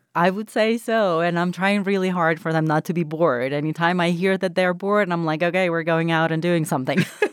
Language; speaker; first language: English; non-native, fluent; Ukrainian